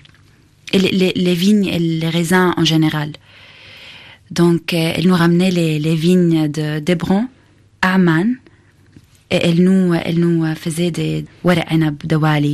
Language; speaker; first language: French; non-native, fluent; Arabic